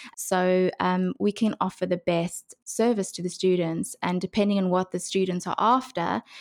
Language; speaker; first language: English; native; English